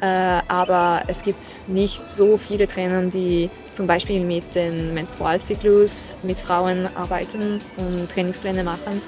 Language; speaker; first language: German; non-native, local second language; French